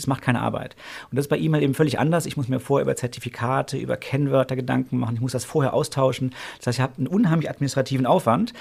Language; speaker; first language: German; native; German